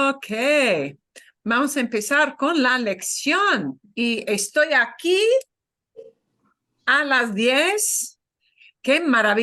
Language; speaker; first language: Spanish; non-native, fluent; English